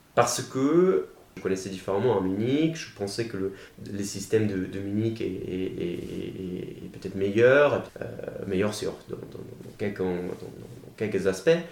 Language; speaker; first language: French; non-native, fluent; German